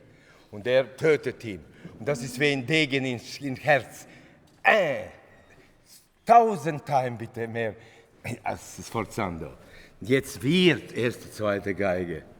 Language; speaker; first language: German; non-native, fluent; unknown